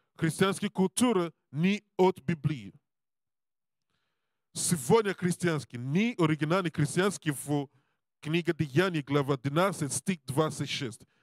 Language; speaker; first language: Russian; non-native, learner; Serbian